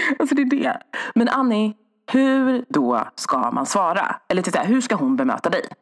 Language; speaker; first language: Swedish; early bilingual, other home language; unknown